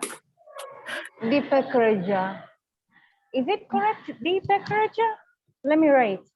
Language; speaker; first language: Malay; non-native, learner; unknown